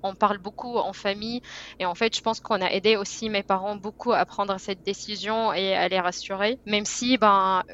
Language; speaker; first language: French; non-native, fluent; Arabic